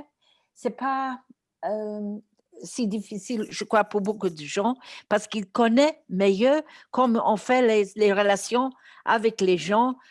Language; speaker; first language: French; non-native, learner; Greek